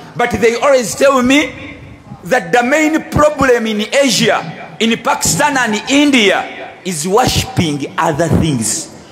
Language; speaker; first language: English; non-native, local second language; Ganda